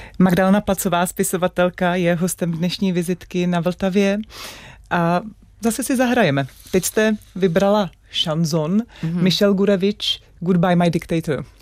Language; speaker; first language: Czech; native; Czech